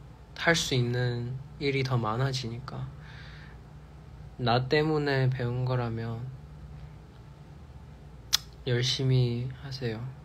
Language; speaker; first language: Korean; non-native, fluent; Chinese